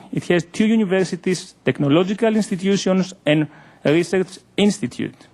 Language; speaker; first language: English; non-native, fluent; Greek